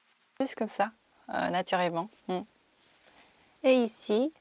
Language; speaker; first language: French; non-native, fluent; Korean